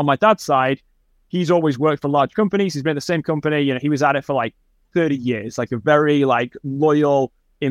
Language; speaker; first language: English; native; English